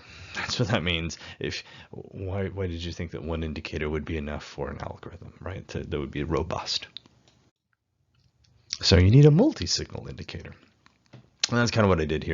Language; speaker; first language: English; native; English